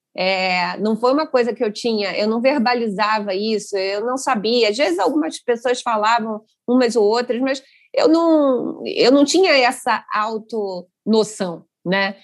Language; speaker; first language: Portuguese; native; Portuguese